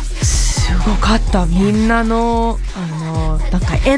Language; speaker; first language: Japanese; non-native, learner; English